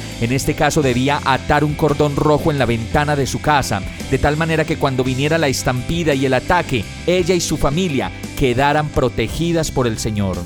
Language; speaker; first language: Spanish; native; Spanish